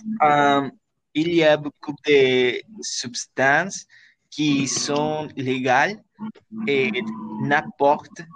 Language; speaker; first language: French; non-native, learner; Spanish